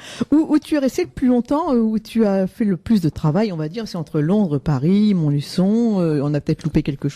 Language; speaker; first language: French; native; French